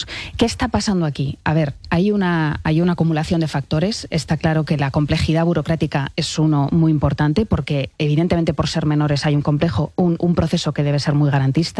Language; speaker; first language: Spanish; native; Spanish